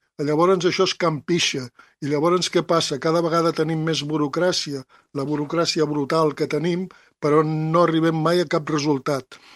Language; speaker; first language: Catalan; native; Catalan